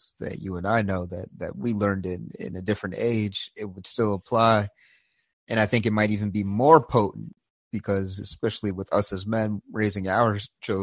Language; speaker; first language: English; native; English